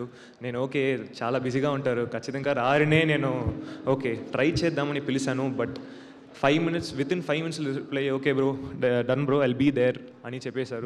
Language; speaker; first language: Telugu; non-native, learner; Tamil